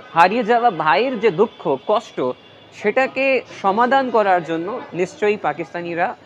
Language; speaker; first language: Bangla; non-native, fluent; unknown